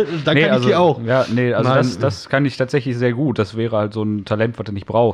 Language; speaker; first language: German; native; German